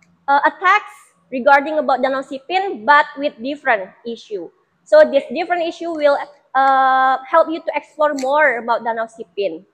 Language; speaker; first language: English; non-native, fluent; Indonesian